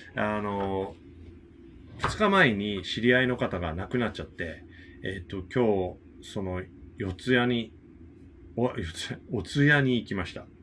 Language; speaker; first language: Japanese; non-native, fluent; English